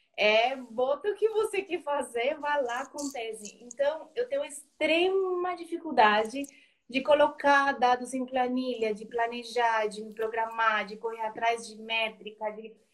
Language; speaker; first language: Portuguese; non-native, fluent; Spanish